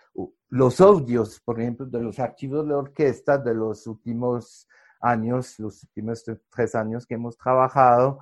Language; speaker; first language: Spanish; non-native, fluent; French